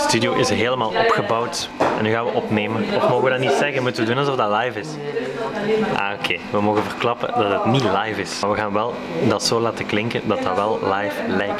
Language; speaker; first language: Dutch; native; Dutch